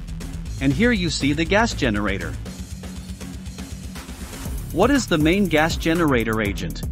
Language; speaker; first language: English; non-native, fluent; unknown